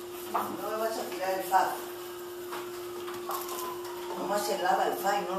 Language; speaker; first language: Spanish; native; Spanish